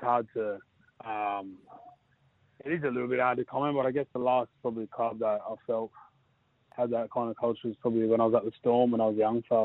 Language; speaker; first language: English; native; English